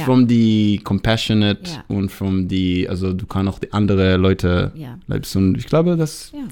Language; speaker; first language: German; non-native, learner; Hebrew